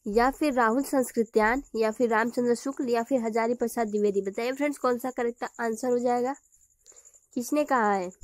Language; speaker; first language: Hindi; native; Hindi